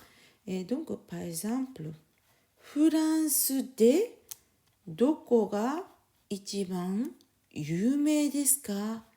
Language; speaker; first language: Japanese; non-native, fluent; French